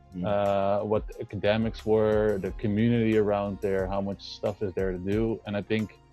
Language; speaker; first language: English; non-native, fluent; Dutch